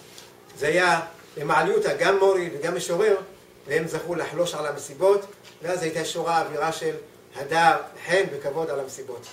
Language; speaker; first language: Hebrew; native; Hebrew